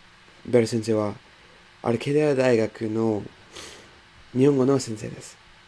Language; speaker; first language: Japanese; non-native, fluent; English